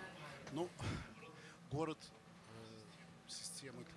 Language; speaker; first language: Russian; non-native, local second language; Tatar